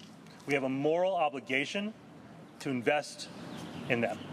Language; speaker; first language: English; native; English